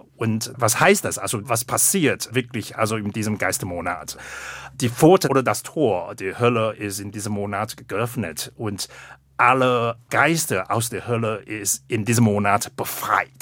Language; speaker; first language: German; non-native, fluent; Chinese